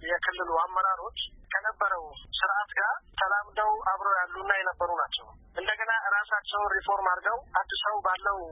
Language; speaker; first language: Amharic; non-native, local second language; Afar